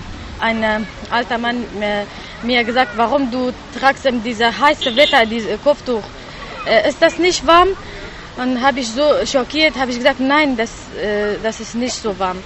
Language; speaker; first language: German; non-native, learner; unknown